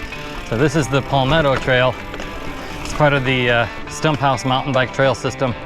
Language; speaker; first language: English; native; English